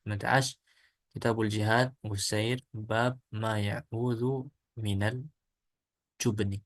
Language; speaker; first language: Arabic; non-native, fluent; Indonesian